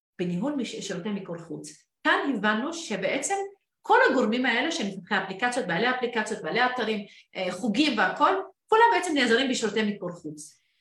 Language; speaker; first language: Hebrew; non-native, local second language; Arabic